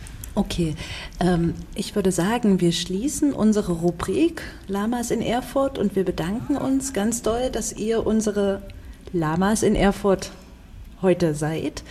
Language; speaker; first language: German; native; German